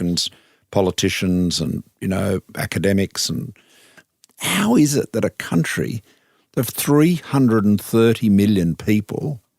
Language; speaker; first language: English; native; English